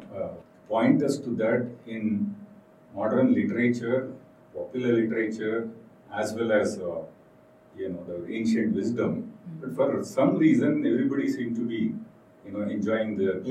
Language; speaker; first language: English; non-native, local second language; Kannada